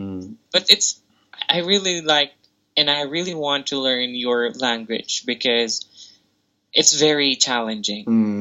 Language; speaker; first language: English; non-native, local second language; Filipino